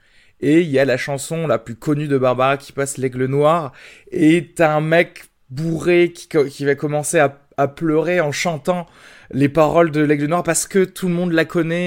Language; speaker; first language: French; native; French